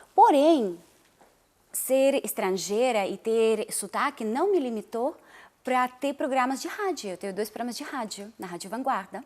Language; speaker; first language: Portuguese; non-native, fluent; Russian